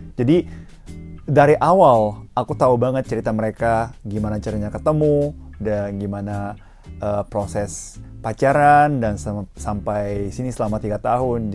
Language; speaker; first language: Indonesian; non-native, fluent; Japanese